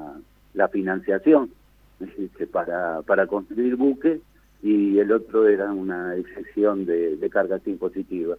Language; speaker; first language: Spanish; native; Spanish